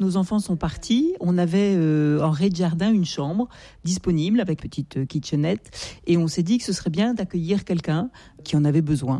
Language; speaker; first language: French; native; French